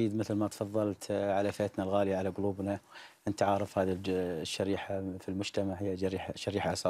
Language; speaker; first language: Arabic; native; Arabic